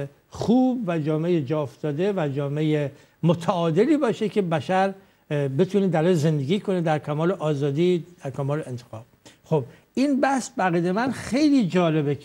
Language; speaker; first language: Persian; native; Persian